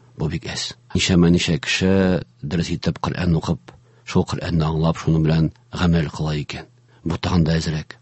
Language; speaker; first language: Tatar; native; Tatar